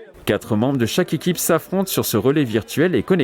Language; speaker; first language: French; native; French